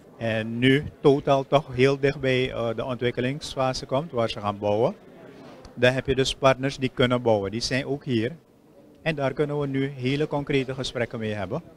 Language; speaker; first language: Dutch; native; Dutch